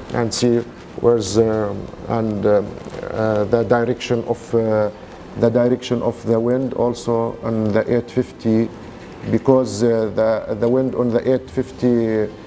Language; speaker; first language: English; non-native, learner; Arabic